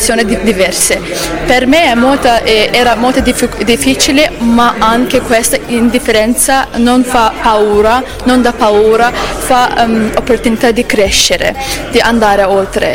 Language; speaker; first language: Italian; non-native, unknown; Azerbaijani